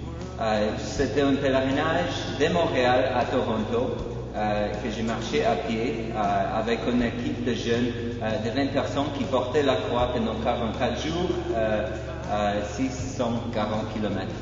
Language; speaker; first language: French; non-native, fluent; Polish